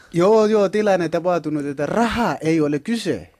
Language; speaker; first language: Finnish; non-native, learner; Kalenjin